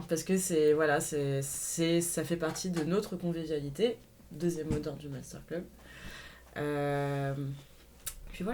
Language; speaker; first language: French; native; French